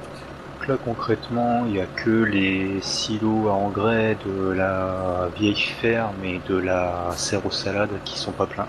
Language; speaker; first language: French; native; French